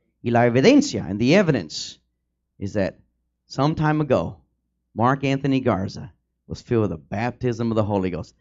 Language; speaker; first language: English; early bilingual, other home language; Spanish